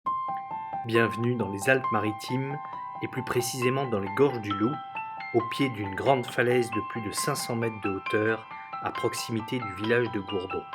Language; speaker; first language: French; native; French